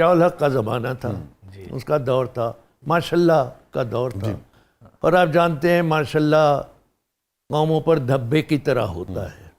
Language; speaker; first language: Urdu; non-native, local second language; Sindhi